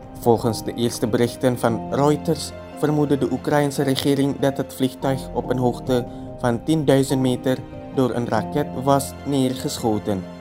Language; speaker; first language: Dutch; non-native, fluent; Indonesian